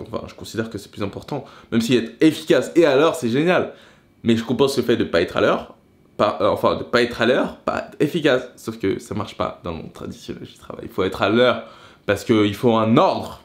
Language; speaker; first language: French; native; French